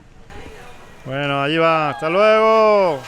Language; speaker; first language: Spanish; native; Spanish